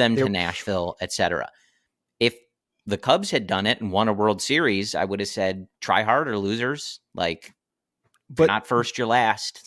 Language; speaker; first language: English; native; English